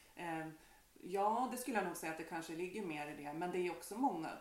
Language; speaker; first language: Swedish; native; Swedish